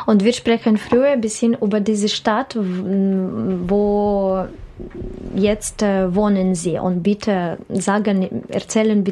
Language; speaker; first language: German; non-native, learner; Russian